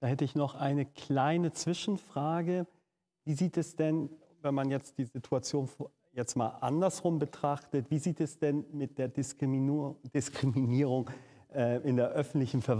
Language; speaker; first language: German; native; German